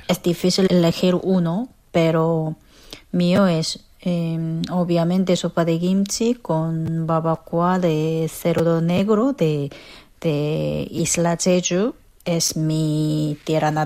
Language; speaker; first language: Spanish; non-native, fluent; Korean